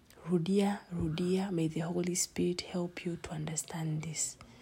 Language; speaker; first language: English; non-native, local second language; Swahili